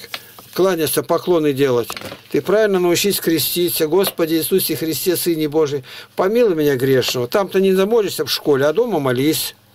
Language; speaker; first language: Russian; native; Russian